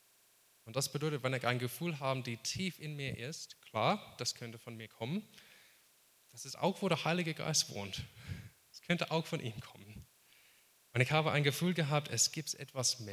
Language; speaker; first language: German; non-native, fluent; English